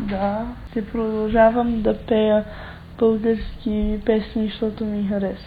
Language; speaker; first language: Bulgarian; early bilingual, heritage; Bulgarian